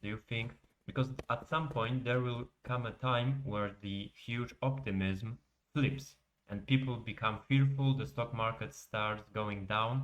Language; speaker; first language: English; non-native, fluent; Polish